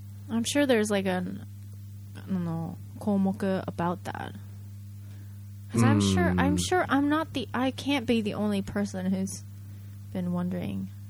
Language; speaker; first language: English; early bilingual, other home language; Japanese